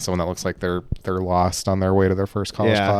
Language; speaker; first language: English; native; English